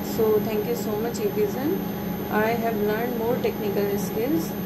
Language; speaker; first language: English; non-native, local second language; Hindi